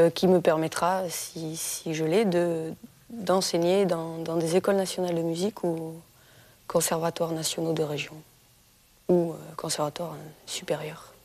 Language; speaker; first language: French; native; French